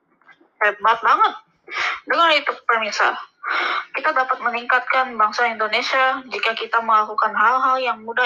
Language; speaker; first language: Indonesian; non-native, learner; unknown